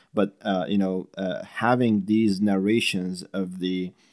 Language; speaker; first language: English; non-native, fluent; Arabic